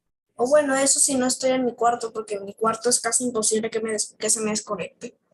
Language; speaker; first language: Spanish; native; Spanish